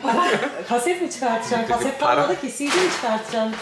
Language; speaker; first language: Turkish; native; Turkish